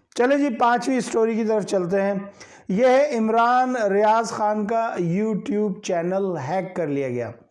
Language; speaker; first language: Urdu; native; Urdu